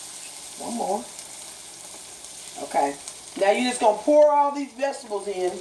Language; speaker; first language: English; native; English